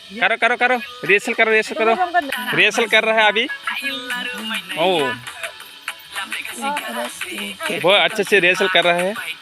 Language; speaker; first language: Hindi; non-native, local second language; Kok Borok